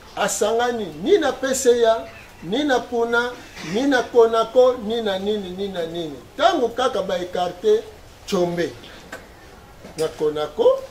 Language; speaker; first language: Lingala; native; Lingala